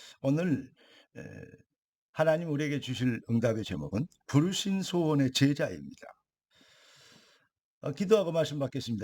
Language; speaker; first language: Korean; native; Korean